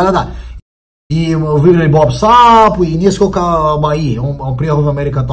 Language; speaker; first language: Russian; non-native, learner; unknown